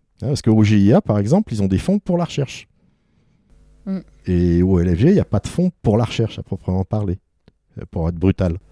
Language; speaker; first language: French; native; French